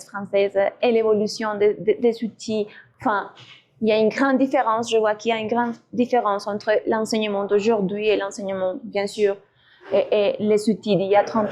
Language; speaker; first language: French; non-native, fluent; Spanish